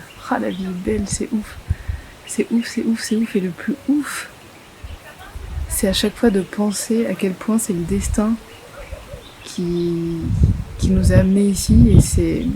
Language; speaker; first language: French; native; French